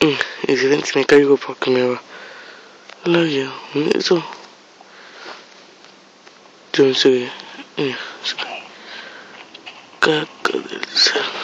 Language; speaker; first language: Spanish; native; Spanish